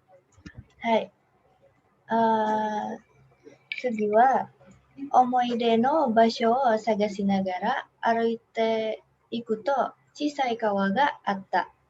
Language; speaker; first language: Japanese; non-native, learner; Indonesian